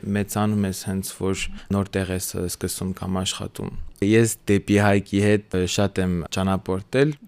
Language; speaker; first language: Armenian; early bilingual, heritage; Armenian